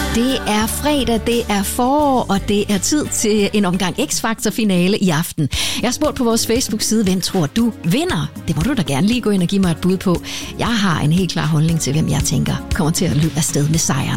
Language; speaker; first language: Danish; native; Danish